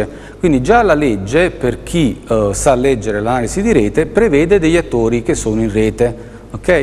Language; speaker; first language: Italian; native; Italian